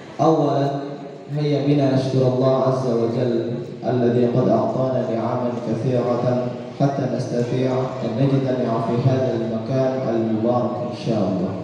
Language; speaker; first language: Arabic; non-native, learner; Indonesian